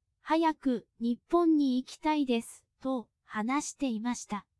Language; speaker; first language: Japanese; non-native, fluent; Cantonese